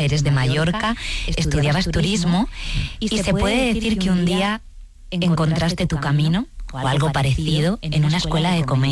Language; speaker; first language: Spanish; native; Spanish